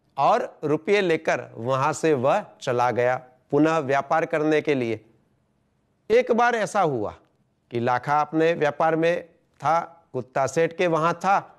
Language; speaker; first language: Hindi; non-native, local second language; Gujarati